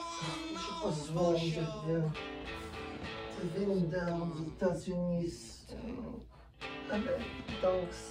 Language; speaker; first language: French; non-native, learner; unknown